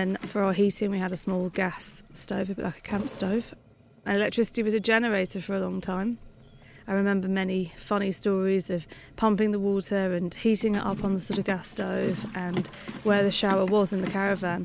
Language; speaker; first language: English; native; English